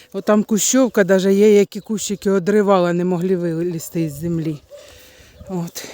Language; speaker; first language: Ukrainian; non-native, local second language; Russian